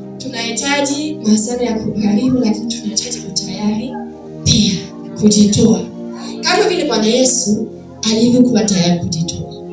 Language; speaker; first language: Swahili; non-native, fluent; German